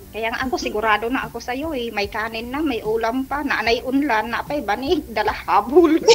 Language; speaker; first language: Filipino; non-native, local second language; Cebuano